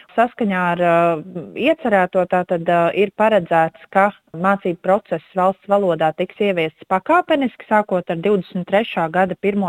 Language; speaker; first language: Latvian; native; Latvian